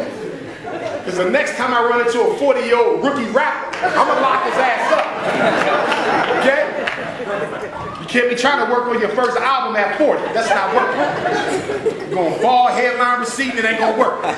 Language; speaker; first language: English; native; English